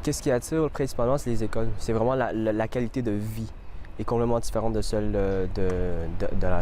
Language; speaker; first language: French; early bilingual, other home language; Chinese